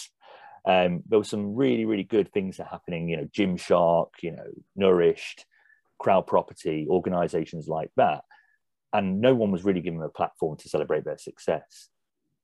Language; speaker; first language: English; native; English